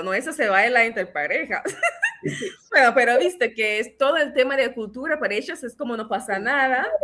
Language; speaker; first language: Spanish; non-native, fluent; English